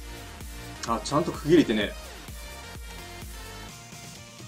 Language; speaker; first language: Japanese; native; Japanese